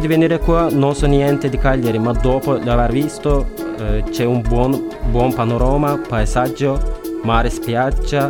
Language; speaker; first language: Italian; non-native, learner; Turkish